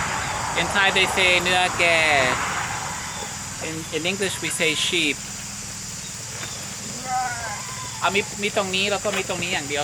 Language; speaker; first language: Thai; non-native, learner; English